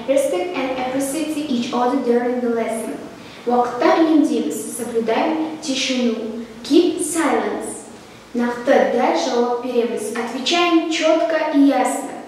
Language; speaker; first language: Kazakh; non-native, local second language; Russian